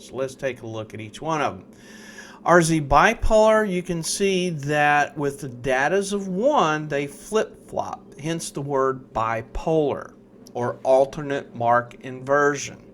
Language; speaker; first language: English; native; English